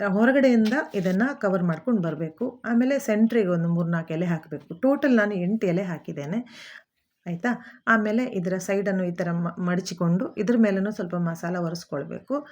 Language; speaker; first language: Kannada; non-native, local second language; Konkani